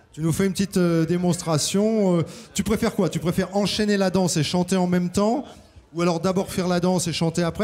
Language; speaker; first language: French; native; French